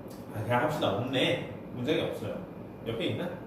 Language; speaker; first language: Korean; native; Korean